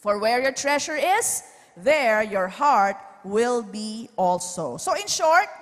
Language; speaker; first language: English; non-native, local second language; Filipino